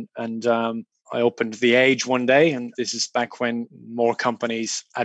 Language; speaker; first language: English; native; English